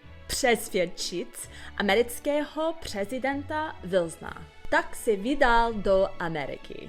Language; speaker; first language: Czech; non-native, learner; English